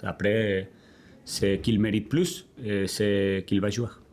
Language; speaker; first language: French; non-native, learner; Spanish